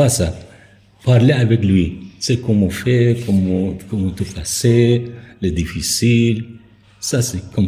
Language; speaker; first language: French; non-native, learner; Persian